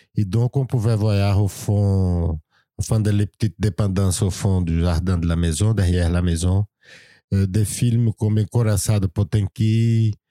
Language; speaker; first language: French; non-native, fluent; Portuguese